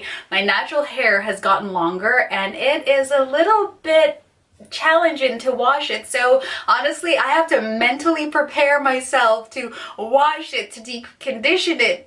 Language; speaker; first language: English; native; English